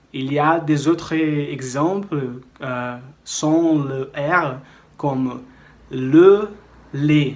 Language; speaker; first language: French; non-native, fluent; Portuguese